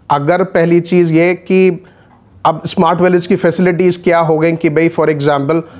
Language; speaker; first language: Hindi; native; Hindi